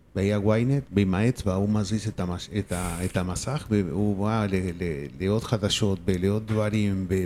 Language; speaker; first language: Hebrew; non-native, fluent; Spanish